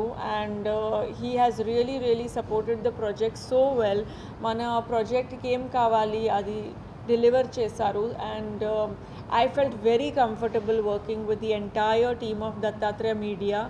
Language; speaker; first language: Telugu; non-native, learner; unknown